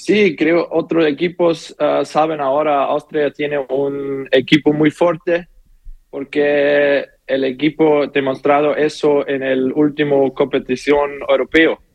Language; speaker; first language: Spanish; non-native, learner; German